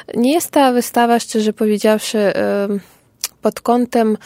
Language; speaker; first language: Polish; non-native, fluent; Ukrainian